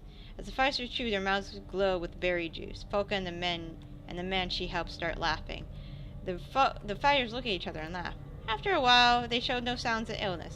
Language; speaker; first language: English; native; English